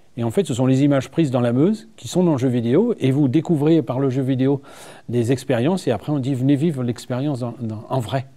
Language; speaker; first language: French; native; French